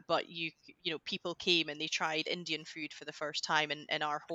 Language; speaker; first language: English; native; English